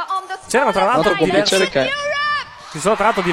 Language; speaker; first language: Italian; native; Italian